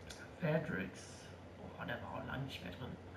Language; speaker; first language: German; native; German